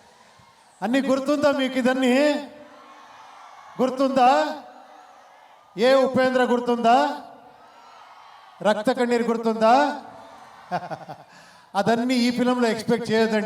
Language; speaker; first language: Telugu; non-native, fluent; Kannada